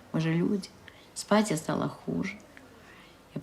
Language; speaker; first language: Russian; native; Russian